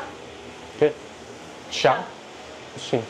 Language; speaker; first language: Portuguese; non-native, learner; English